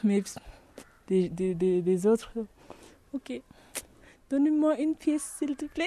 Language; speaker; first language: French; non-native, learner; Tibetan